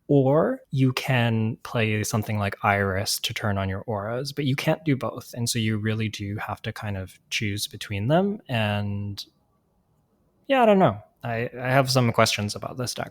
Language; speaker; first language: English; native; English